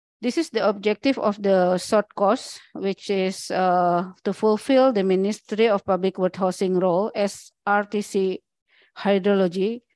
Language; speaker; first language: English; non-native, learner; Indonesian